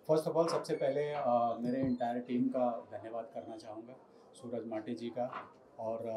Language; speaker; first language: Hindi; native; Hindi